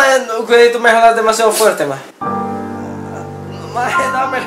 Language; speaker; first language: Spanish; native; Spanish